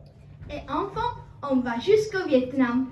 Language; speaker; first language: French; non-native, learner; Czech